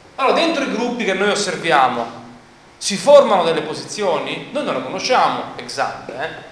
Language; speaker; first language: Italian; native; Italian